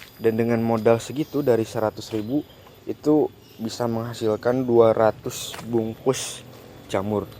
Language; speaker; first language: Indonesian; native; Indonesian